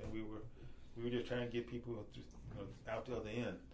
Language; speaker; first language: English; native; English